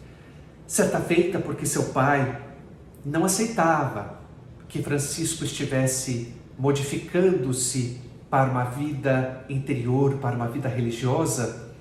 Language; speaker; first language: Portuguese; native; Portuguese